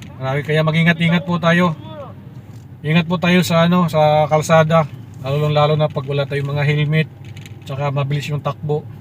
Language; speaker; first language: Filipino; non-native, local second language; Cebuano